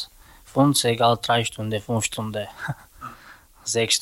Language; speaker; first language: German; non-native, learner; Slovak